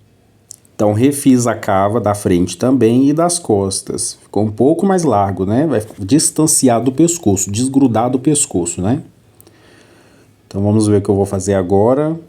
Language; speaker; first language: Portuguese; native; Portuguese